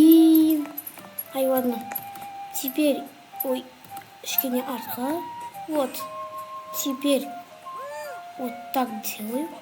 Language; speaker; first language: Russian; non-native, local second language; Kazakh